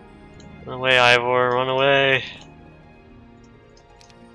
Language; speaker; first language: English; native; English